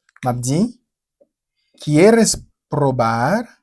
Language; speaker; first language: Spanish; non-native, fluent; Haitian Creole